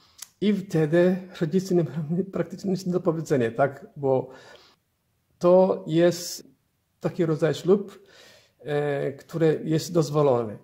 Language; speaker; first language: Polish; non-native, fluent; Somali